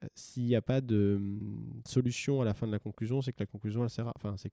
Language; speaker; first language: French; native; French